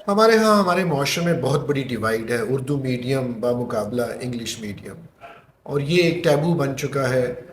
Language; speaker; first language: Urdu; non-native, local second language; Punjabi